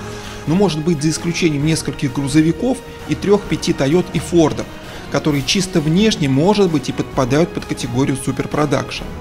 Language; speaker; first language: Russian; native; Russian